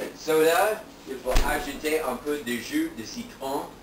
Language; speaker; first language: French; non-native, fluent; English